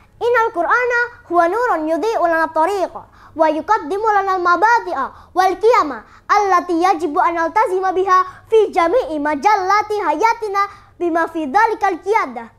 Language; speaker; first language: Arabic; non-native, learner; Indonesian